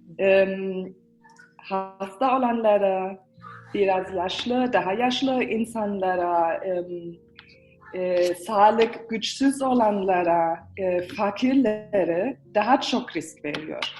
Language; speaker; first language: Turkish; early bilingual, heritage; Turkish